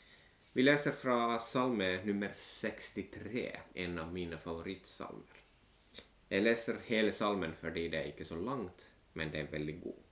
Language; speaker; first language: Norwegian; non-native, fluent; Finnish